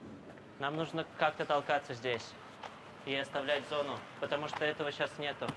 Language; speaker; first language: Russian; native; Russian